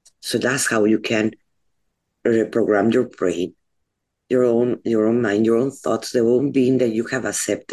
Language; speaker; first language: English; non-native, fluent; Spanish